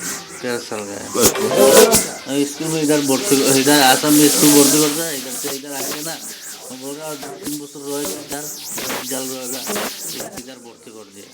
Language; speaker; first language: Hindi; non-native, local second language; Bangla